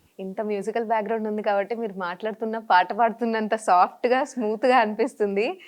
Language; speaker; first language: Telugu; native; Telugu